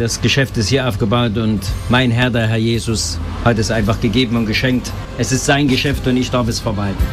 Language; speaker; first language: German; native; German